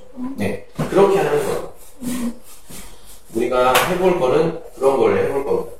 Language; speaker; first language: Korean; native; Korean